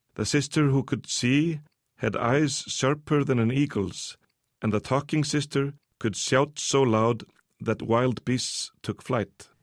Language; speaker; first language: English; early bilingual, other home language; Icelandic